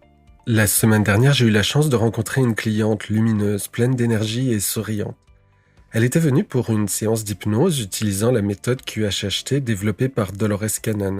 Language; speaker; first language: French; native; French